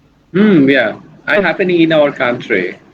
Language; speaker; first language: English; non-native, learner; Bangla